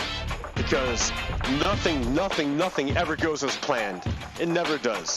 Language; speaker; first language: English; native; English